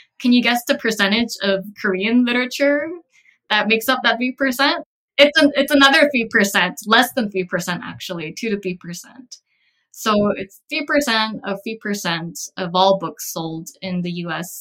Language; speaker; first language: English; early bilingual, other home language; Korean